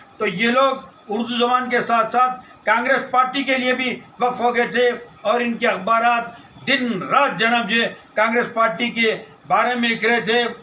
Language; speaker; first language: Urdu; native; Urdu